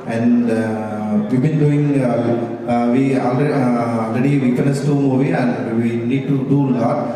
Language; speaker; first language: English; non-native, local second language; Tamil